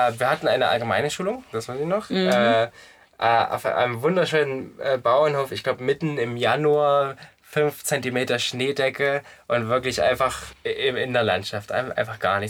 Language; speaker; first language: German; native; German